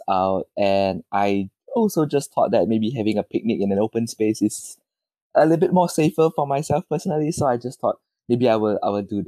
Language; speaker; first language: English; non-native, local second language; Chinese